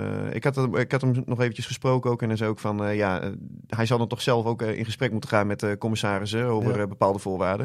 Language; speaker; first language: Dutch; native; Dutch